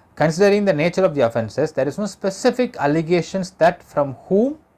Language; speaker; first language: English; non-native, local second language; Tamil